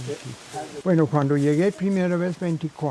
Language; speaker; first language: Spanish; non-native, learner; English